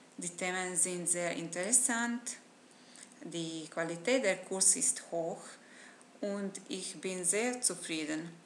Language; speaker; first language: German; non-native, fluent; Bosnian